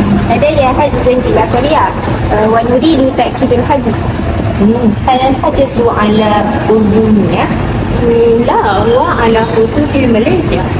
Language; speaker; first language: Arabic; non-native, learner; Malay